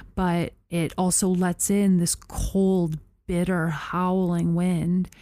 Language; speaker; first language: English; native; English